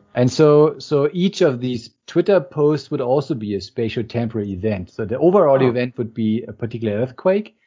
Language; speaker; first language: English; non-native, fluent; German